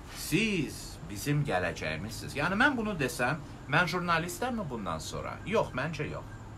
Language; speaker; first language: Azerbaijani; non-native, local second language; Russian